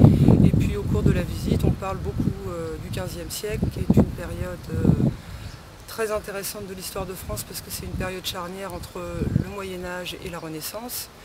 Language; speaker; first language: French; native; French